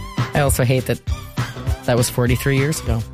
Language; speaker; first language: English; native; English